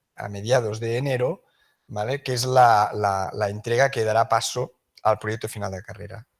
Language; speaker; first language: Spanish; non-native, local second language; Catalan